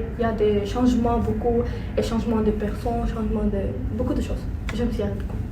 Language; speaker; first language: French; non-native, learner; Arabic